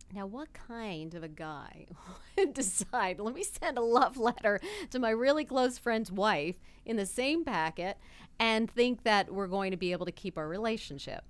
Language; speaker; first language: English; native; English